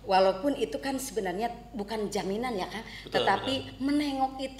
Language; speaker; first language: Indonesian; native; Indonesian